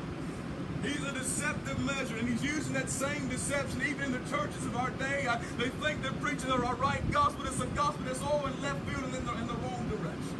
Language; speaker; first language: English; native; English